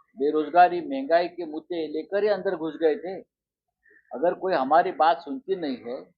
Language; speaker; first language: Hindi; non-native, local second language; Marathi